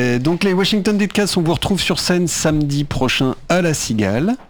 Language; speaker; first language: French; native; French